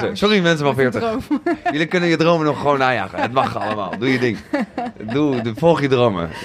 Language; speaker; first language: Dutch; native; Dutch